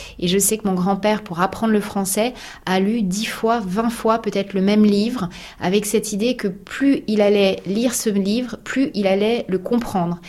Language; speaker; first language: French; native; French